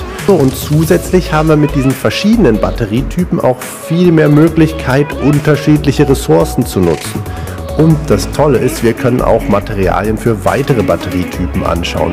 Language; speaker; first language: German; native; German